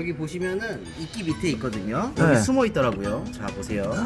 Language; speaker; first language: Korean; native; Korean